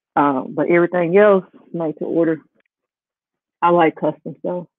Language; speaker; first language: English; native; English